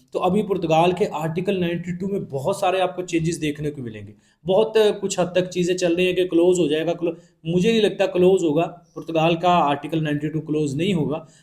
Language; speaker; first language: Urdu; non-native, local second language; Punjabi